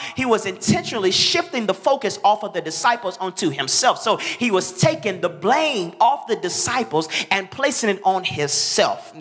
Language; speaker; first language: English; native; English